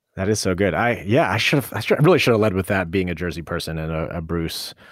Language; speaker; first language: English; native; English